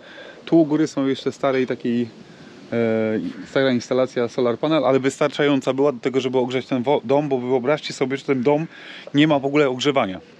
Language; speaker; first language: Polish; native; Polish